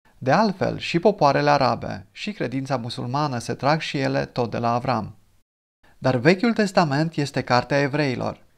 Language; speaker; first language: Romanian; non-native, fluent; English